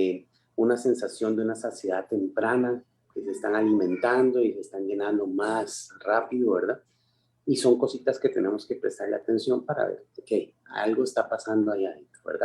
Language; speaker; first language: Spanish; native; Spanish